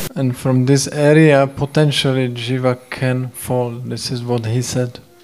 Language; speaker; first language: English; non-native, fluent; Czech